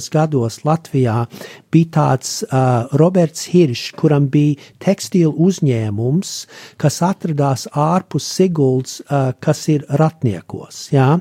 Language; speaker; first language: Latvian; early bilingual, heritage; Latvian